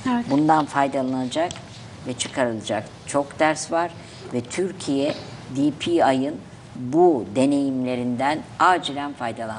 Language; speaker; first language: Turkish; native; Turkish